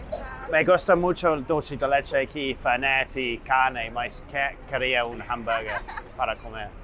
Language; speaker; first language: Spanish; non-native, learner; English